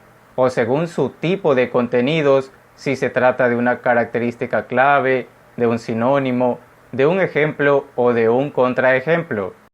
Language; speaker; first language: Spanish; native; Spanish